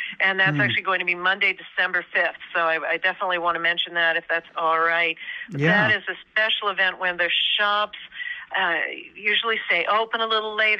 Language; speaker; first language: English; native; English